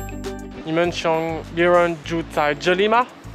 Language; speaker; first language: Chinese; non-native, learner; French